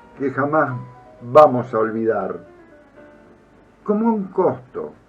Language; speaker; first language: Spanish; native; Spanish